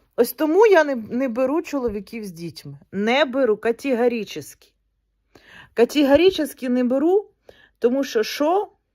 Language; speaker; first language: Ukrainian; non-native, local second language; Russian